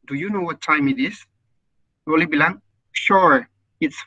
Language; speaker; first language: English; non-native, fluent; Indonesian